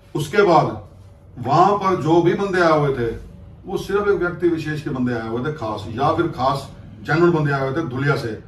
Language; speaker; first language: Hindi; non-native, local second language; Punjabi